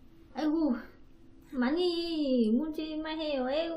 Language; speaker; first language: Korean; non-native, learner; Vietnamese